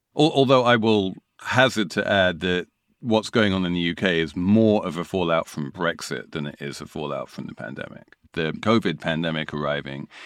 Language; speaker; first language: English; native; English